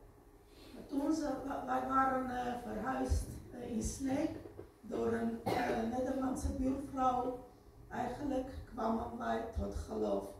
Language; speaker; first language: Dutch; non-native, fluent; Armenian